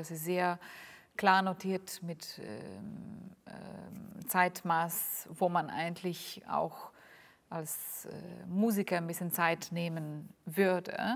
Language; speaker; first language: German; non-native, fluent; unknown